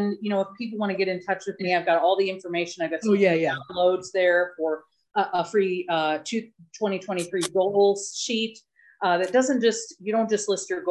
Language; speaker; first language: English; native; English